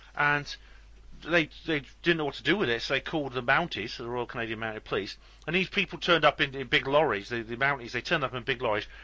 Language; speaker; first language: English; native; English